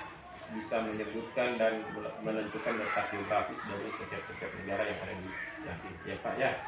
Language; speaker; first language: Indonesian; native; Indonesian